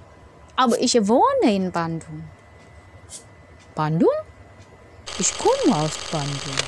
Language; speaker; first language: German; non-native, learner; Indonesian